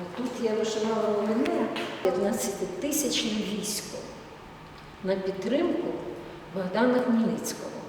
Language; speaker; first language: Ukrainian; native; Ukrainian